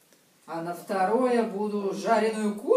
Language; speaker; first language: Russian; native; Russian